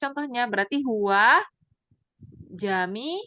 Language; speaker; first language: Indonesian; native; Indonesian